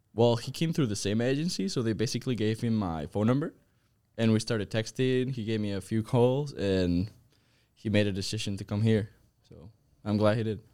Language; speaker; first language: English; non-native, fluent; Spanish